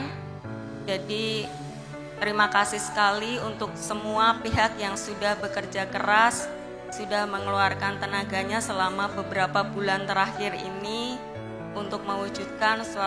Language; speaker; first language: Indonesian; native; Indonesian